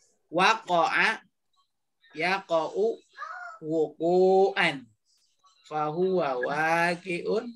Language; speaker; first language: Arabic; non-native, fluent; Indonesian